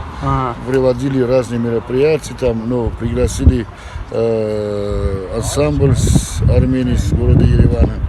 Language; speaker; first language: Russian; non-native, fluent; Armenian